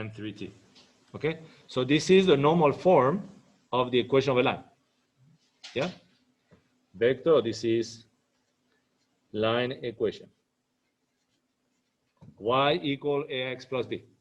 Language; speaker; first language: English; non-native, fluent; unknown